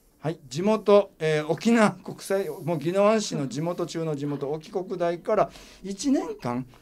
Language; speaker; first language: Japanese; native; Japanese